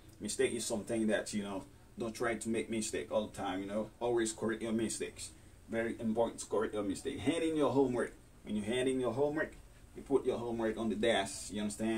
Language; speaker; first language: English; non-native, fluent; Haitian Creole